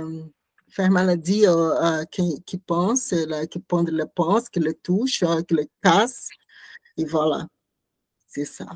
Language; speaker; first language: French; non-native, learner; Portuguese